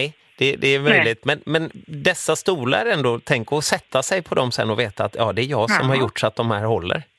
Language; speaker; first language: Swedish; native; Swedish